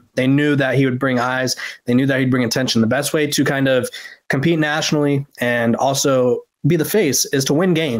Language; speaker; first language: English; native; English